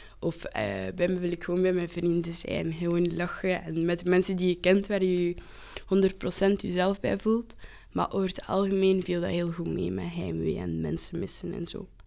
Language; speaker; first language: Dutch; native; Dutch